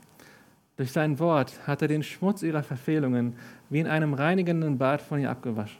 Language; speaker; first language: German; native; German